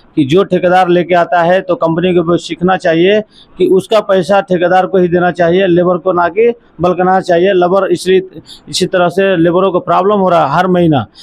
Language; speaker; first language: Hindi; native; Hindi